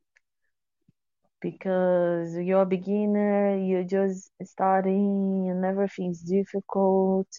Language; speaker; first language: English; non-native, fluent; Portuguese